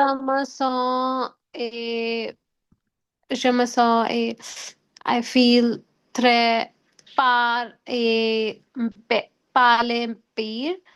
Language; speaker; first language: French; non-native, learner; Hindi